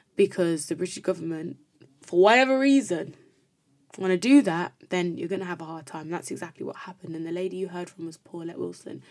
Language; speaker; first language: English; native; English